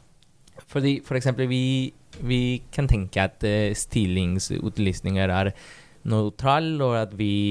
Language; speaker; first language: Norwegian; non-native, fluent; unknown